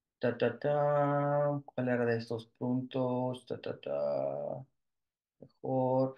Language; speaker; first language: Spanish; early bilingual, heritage; Spanish